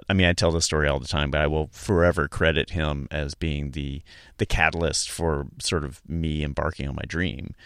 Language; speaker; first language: English; native; English